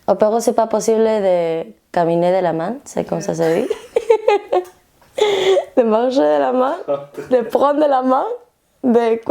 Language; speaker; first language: French; non-native, learner; Spanish